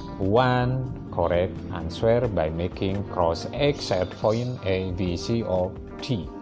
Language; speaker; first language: English; non-native, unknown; Indonesian